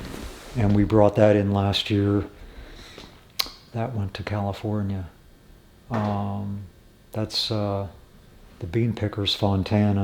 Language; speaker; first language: English; native; English